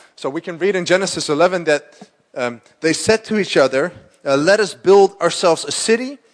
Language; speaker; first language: English; non-native, fluent; Dutch